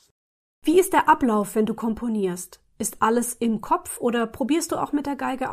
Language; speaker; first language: German; native; German